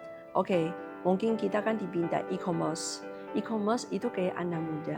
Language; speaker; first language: Indonesian; non-native, learner; Chinese